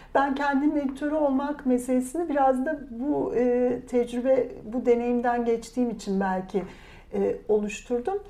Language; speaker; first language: Turkish; native; Turkish